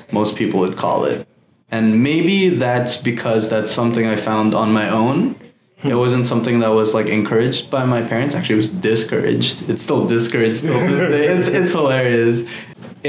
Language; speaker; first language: English; non-native, local second language; Filipino